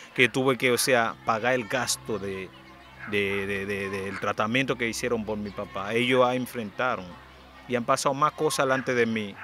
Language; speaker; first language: Spanish; non-native, fluent; Haitian Creole